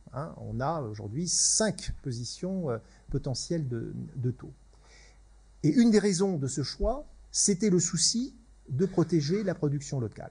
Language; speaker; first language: French; native; French